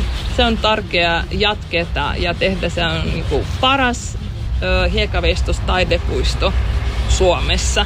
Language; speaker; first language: Finnish; non-native, learner; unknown